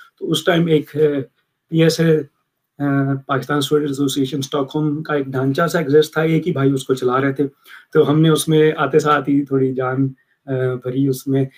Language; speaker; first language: Urdu; native; Urdu